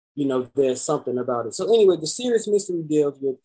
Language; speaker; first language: English; native; English